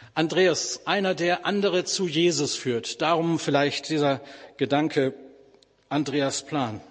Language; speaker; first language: German; native; German